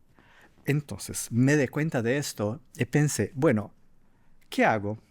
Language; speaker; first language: Spanish; non-native, fluent; Portuguese